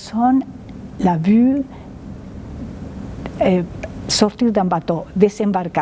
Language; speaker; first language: French; non-native, fluent; Spanish